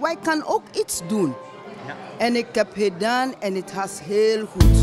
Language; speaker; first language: Dutch; non-native, learner; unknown